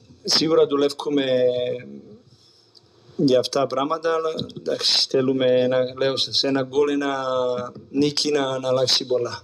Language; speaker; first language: Greek; non-native, fluent; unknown